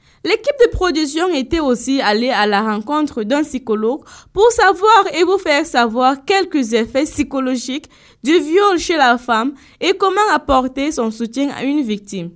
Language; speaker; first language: French; non-native, local second language; Fula